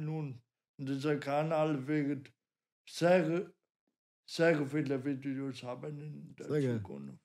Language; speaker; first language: German; non-native, learner; Polish